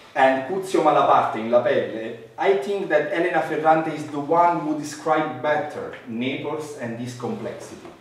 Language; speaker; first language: English; non-native, fluent; Italian